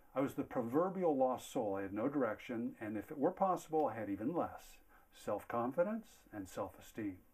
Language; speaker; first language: English; native; English